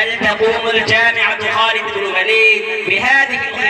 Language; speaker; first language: Arabic; non-native, learner; Urdu